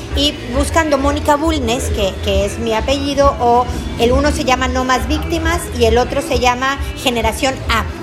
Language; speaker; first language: Spanish; native; Spanish